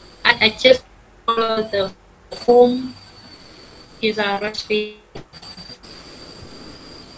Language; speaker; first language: English; non-native, learner; Vietnamese